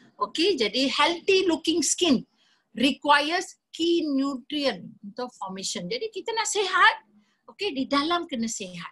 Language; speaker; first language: Malay; non-native, local second language; Tamil